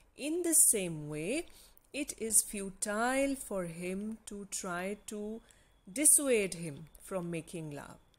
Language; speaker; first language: English; non-native, local second language; Punjabi